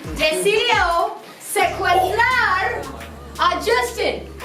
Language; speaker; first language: Spanish; non-native, fluent; English